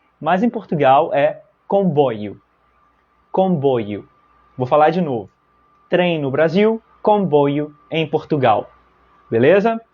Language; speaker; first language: Portuguese; native; Portuguese